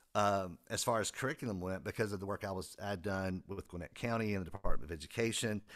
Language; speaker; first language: English; native; English